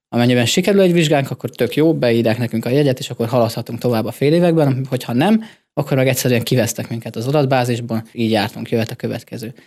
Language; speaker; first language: Hungarian; native; Hungarian